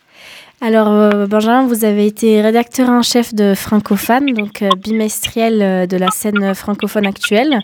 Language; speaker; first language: French; native; French